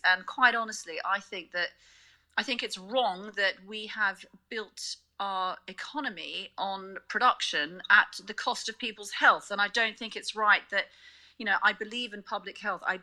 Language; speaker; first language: English; native; English